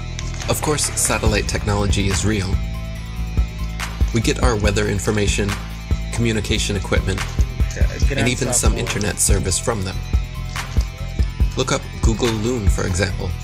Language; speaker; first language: English; native; English